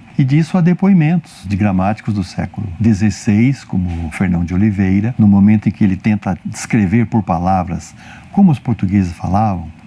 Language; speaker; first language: Portuguese; native; Portuguese